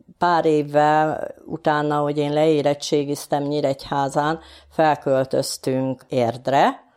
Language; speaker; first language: Hungarian; native; Hungarian